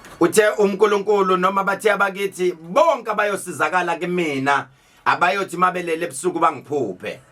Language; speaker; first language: Zulu; native; Zulu